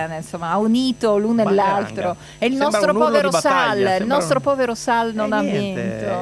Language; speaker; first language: Italian; native; Italian